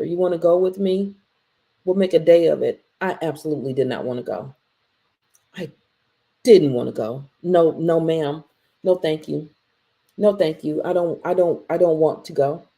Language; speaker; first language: English; native; English